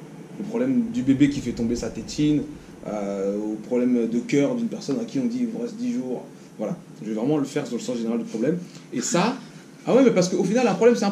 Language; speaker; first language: French; native; French